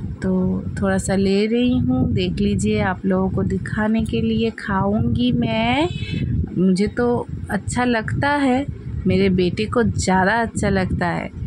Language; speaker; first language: Hindi; non-native, local second language; Bangla